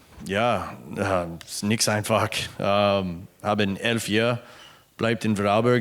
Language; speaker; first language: German; non-native, learner; English